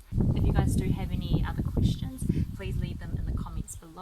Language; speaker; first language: English; early bilingual, other home language; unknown